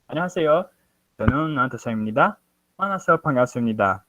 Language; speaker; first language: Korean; non-native, fluent; Portuguese